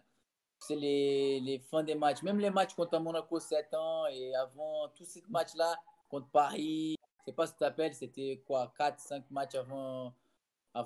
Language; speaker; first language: French; non-native, fluent; Portuguese